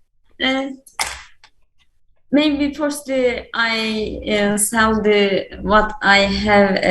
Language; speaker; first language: English; non-native, learner; Turkish